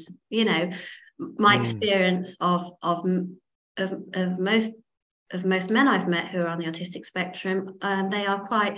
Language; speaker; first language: English; native; English